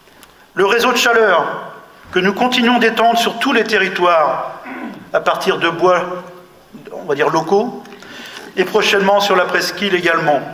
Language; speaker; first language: French; native; French